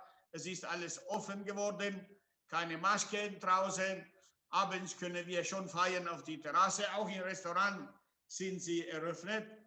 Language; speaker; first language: German; non-native, fluent; Italian